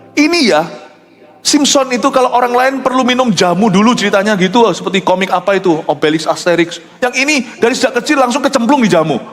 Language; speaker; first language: Indonesian; native; Indonesian